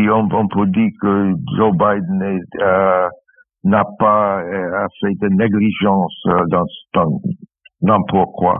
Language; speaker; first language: French; non-native, fluent; English